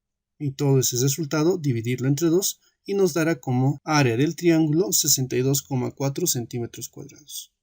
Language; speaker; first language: Spanish; native; Spanish